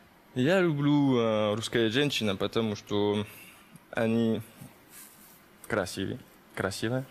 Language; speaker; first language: Russian; early bilingual, heritage; French